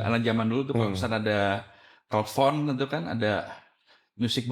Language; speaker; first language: Indonesian; native; Indonesian